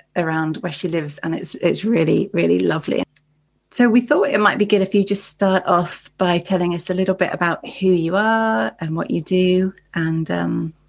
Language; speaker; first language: English; native; English